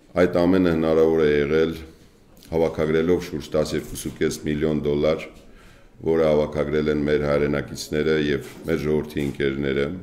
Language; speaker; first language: Armenian; native; Armenian